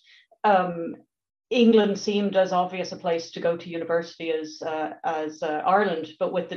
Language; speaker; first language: English; native; English